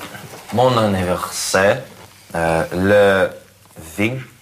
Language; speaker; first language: French; non-native, learner; Russian